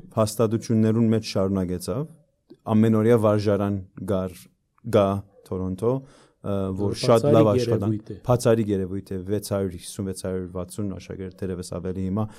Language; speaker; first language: Armenian; early bilingual, heritage; Armenian